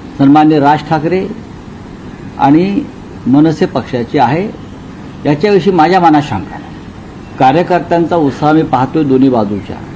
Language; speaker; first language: Marathi; native; Marathi